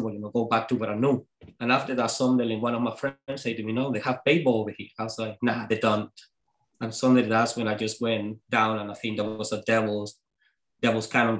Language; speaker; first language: English; non-native, fluent; Spanish